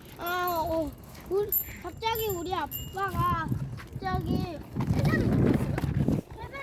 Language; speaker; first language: Korean; early bilingual, other home language; French